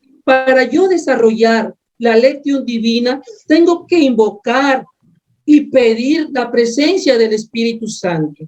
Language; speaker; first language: Spanish; native; Spanish